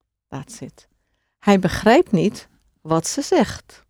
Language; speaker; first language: Dutch; non-native, fluent; English